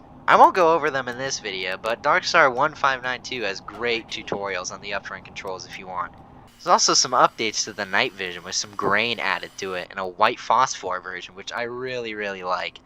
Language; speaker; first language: English; native; English